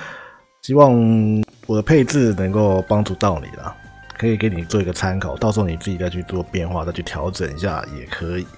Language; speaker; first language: Chinese; native; Chinese